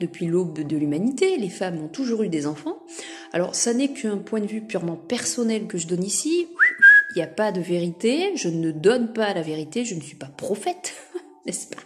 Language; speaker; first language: French; native; French